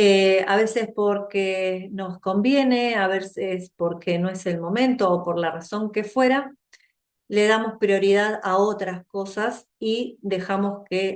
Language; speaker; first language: Spanish; native; Spanish